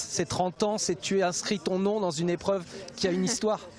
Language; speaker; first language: French; native; French